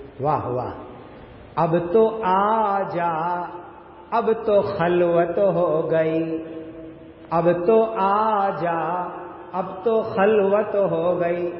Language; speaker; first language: Urdu; non-native, local second language; Gujarati